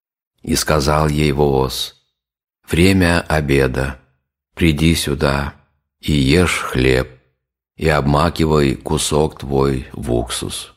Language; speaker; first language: Russian; native; Russian